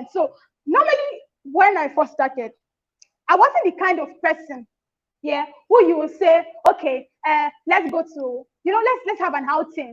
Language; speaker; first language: English; non-native, local second language; Yoruba